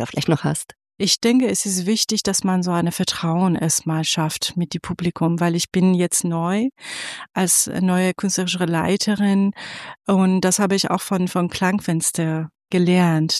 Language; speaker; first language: German; non-native, fluent; Persian